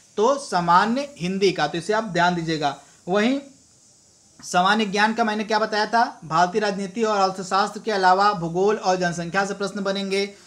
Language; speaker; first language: Hindi; native; Hindi